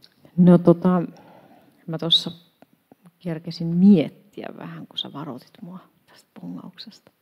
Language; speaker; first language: Finnish; native; Finnish